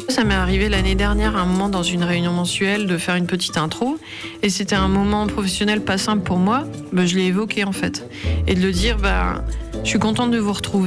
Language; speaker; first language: French; native; French